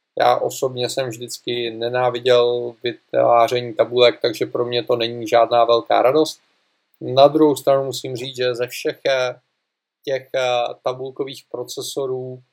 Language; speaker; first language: Czech; native; Czech